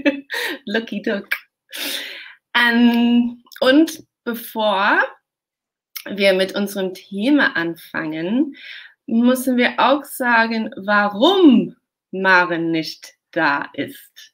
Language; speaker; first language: German; non-native, fluent; English